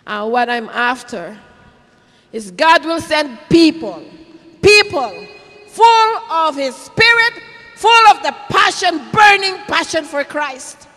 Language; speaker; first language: English; non-native, local second language; Filipino